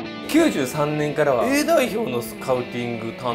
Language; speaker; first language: Japanese; native; Japanese